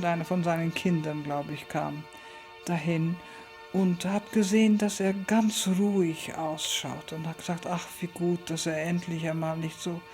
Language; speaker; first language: German; early bilingual, heritage; German